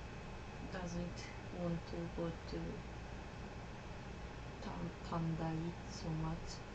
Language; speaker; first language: English; non-native, learner; Japanese